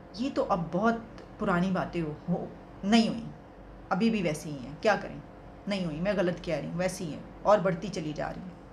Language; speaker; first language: Urdu; native; Urdu